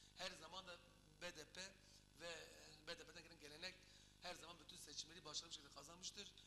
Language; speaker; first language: Turkish; non-native, local second language; Kurdish